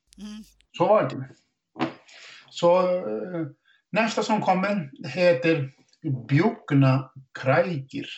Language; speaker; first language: Swedish; non-native, fluent; Icelandic